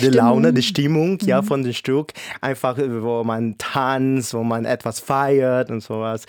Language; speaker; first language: German; non-native, fluent; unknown